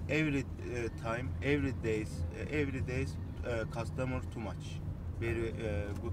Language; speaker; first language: English; non-native, learner; Turkish